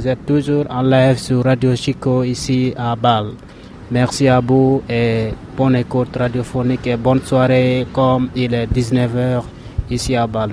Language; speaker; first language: French; non-native, local second language; Fula